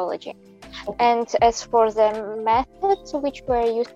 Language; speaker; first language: English; non-native, fluent; Belarusian